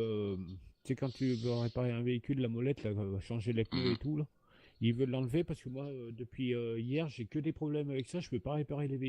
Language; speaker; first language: French; native; French